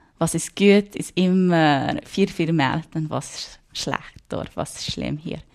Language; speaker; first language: German; non-native, learner; English